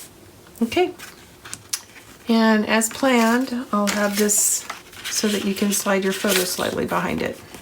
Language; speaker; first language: English; native; English